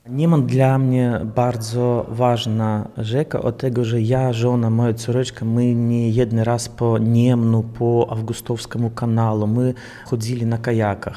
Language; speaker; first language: Polish; non-native, learner; Belarusian